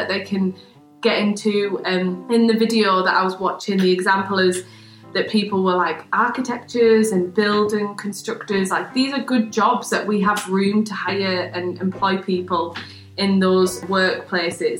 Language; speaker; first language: English; native; English